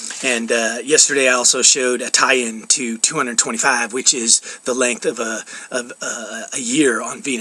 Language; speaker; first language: English; native; English